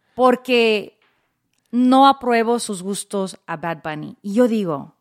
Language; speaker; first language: Spanish; early bilingual, heritage; Spanish